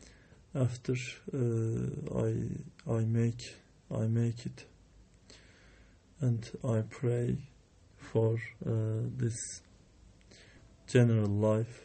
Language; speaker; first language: English; non-native, learner; Turkish